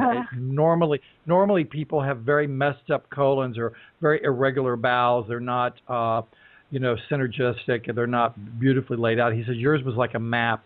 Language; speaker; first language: English; native; English